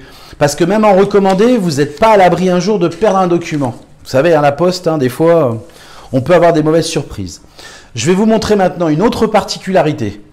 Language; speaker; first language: French; native; French